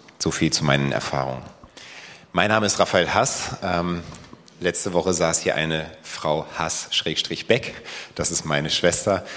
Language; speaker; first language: German; native; German